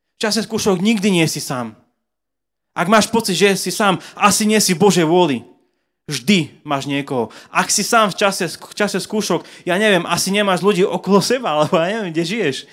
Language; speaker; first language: Slovak; native; Slovak